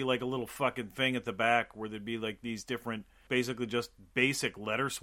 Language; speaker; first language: English; native; English